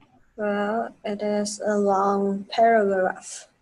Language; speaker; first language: English; non-native, fluent; Vietnamese